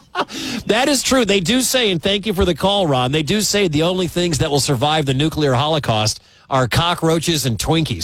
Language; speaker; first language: English; native; English